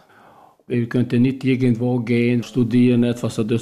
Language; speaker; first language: German; non-native, learner; Albanian